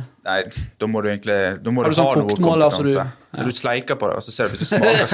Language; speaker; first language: Norwegian; native; Norwegian